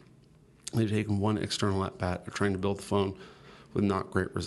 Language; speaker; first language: English; native; English